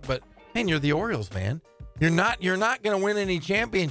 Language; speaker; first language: English; native; English